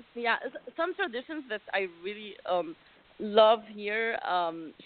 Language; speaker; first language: English; non-native, fluent; Arabic